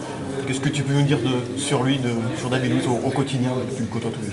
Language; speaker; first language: French; native; French